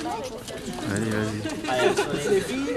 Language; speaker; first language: French; native; French